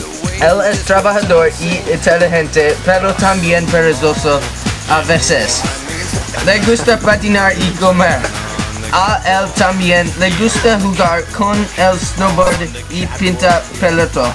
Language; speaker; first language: Spanish; non-native, learner; English